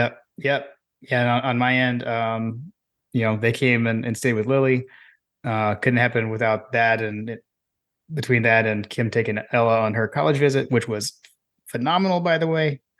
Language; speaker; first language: English; native; English